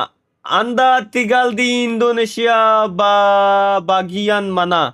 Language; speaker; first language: Indonesian; non-native, learner; Bangla